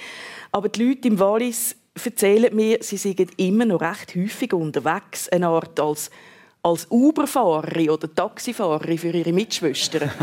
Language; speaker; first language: German; native; German